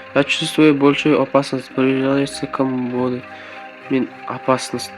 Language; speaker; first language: Russian; non-native, local second language; Kazakh